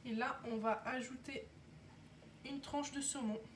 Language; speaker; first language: French; non-native, local second language; Arabic